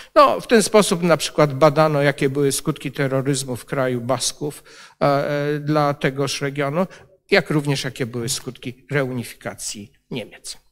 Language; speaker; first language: Polish; native; Polish